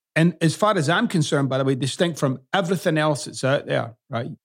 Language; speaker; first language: English; native; English